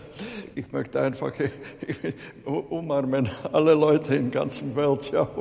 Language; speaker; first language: German; non-native, fluent; Latvian